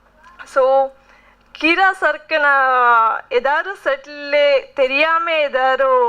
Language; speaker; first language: Tamil; non-native, learner; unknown